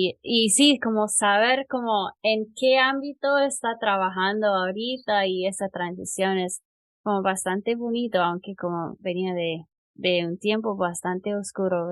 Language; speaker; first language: Spanish; non-native, fluent; English